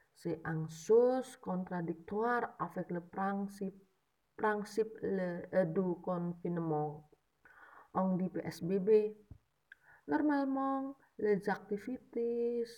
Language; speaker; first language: French; non-native, learner; Indonesian